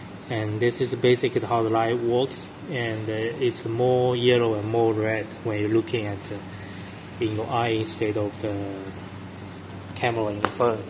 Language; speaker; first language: English; non-native, fluent; Chinese